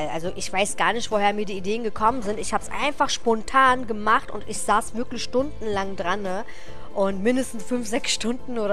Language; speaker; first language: German; native; German